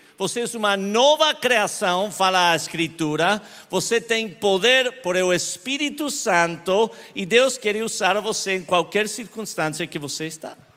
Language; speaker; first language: Portuguese; non-native, learner; Spanish